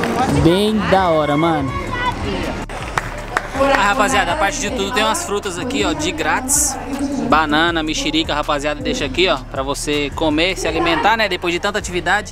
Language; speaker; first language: Portuguese; native; Portuguese